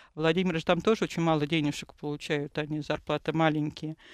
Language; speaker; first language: Russian; native; Russian